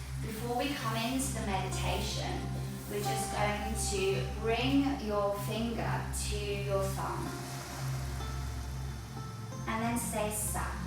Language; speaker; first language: English; native; English